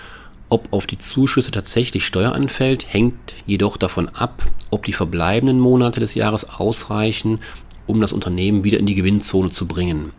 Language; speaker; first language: German; native; German